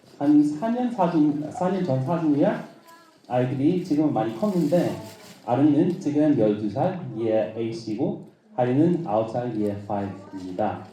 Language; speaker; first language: Korean; non-native, fluent; English